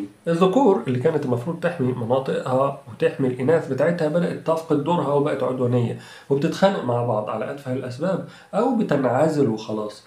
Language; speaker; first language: Arabic; native; Arabic